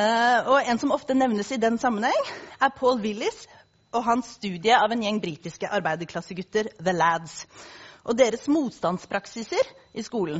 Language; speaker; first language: Norwegian; native; Norwegian